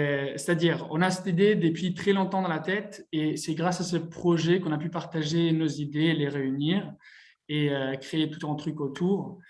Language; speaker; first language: French; non-native, fluent; Spanish